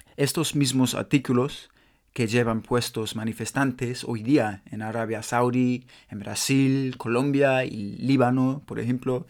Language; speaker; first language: Spanish; non-native, learner; English